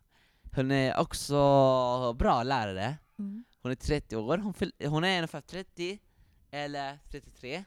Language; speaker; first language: Swedish; early bilingual, other home language; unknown